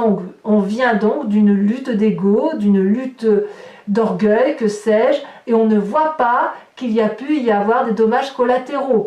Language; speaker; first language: French; native; French